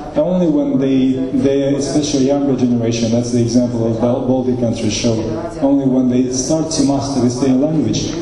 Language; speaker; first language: English; non-native, fluent; Romanian